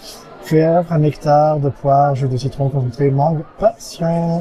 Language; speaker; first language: French; native; French